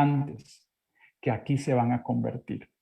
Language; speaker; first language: Spanish; native; Spanish